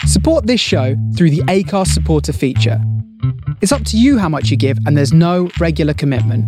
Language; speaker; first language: English; native; English